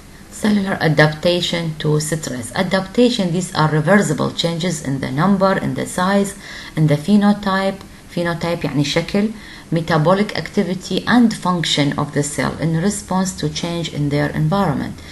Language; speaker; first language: English; non-native, fluent; Arabic